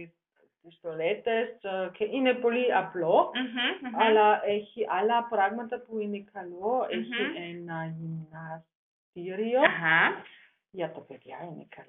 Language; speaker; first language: Greek; non-native, learner; German